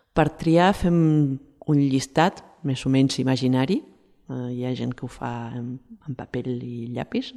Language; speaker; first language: Catalan; non-native, fluent; Spanish